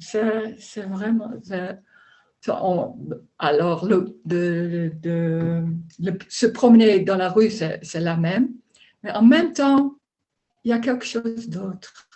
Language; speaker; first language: French; non-native, learner; Dutch